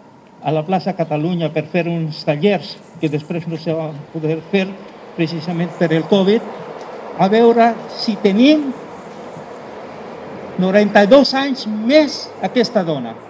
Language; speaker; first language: Catalan; non-native, local second language; Spanish